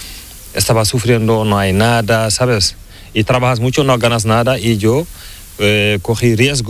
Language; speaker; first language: Spanish; non-native, learner; Fula